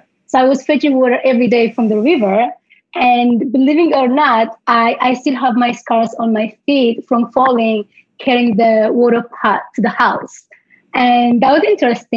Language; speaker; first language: English; non-native, fluent; Tigrinya